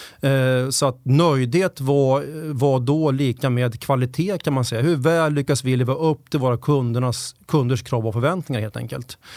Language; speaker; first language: Swedish; native; Swedish